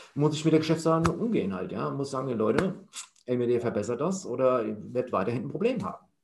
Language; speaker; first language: German; native; German